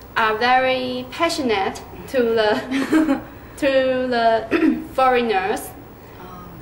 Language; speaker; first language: English; non-native, learner; Chinese